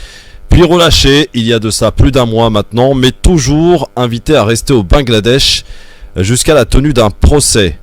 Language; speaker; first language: French; native; French